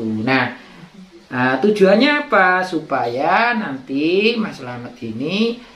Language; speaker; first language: Indonesian; native; Indonesian